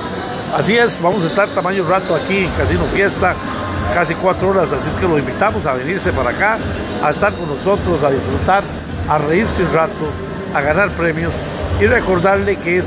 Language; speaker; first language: Spanish; native; Spanish